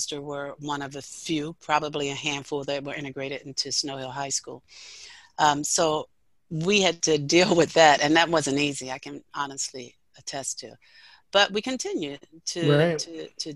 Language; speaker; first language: English; native; English